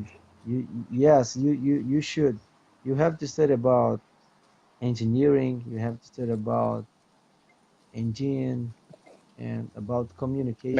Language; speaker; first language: English; non-native, fluent; Portuguese